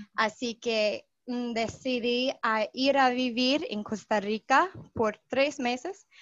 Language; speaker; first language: Spanish; non-native, fluent; English